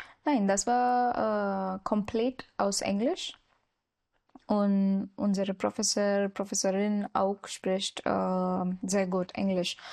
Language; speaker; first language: German; non-native, learner; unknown